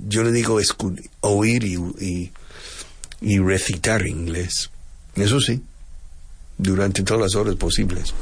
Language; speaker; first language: Spanish; non-native, fluent; English